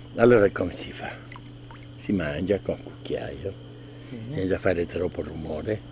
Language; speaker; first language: Italian; non-native, learner; Chinese